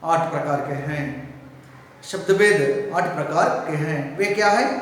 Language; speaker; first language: Hindi; non-native, local second language; Telugu